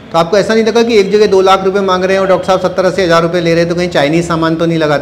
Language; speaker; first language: Hindi; native; Hindi